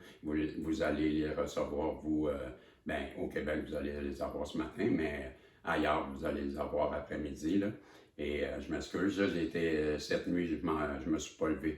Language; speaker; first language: French; native; French